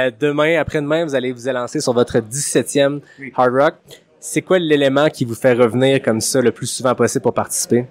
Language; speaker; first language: French; native; French